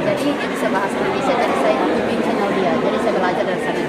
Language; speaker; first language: Indonesian; non-native, fluent; Tetum